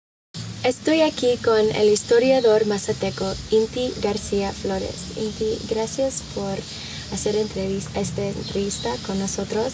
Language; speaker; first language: Spanish; early bilingual, heritage; Spanish